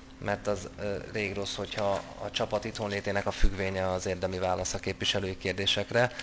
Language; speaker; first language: Hungarian; native; Hungarian